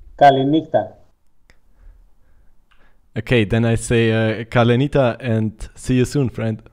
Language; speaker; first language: English; non-native, learner; German